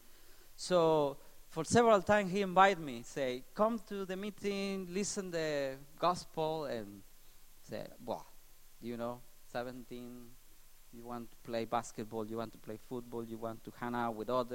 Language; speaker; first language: English; non-native, learner; Spanish